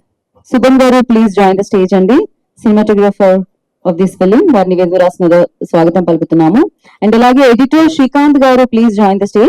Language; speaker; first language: Telugu; native; Telugu